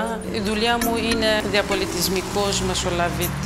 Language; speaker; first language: Greek; non-native, fluent; Kurdish